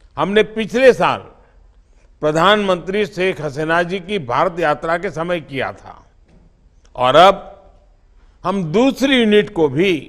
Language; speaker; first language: Hindi; non-native, local second language; Gujarati